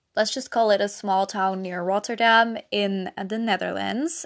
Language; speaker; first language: English; non-native, fluent; Dutch